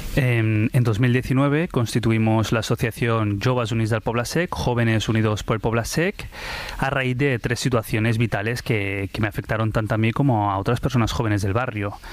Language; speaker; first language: Spanish; early bilingual, other home language; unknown